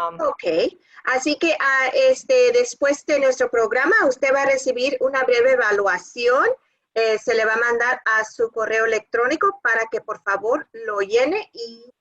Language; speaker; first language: Spanish; early bilingual, other home language; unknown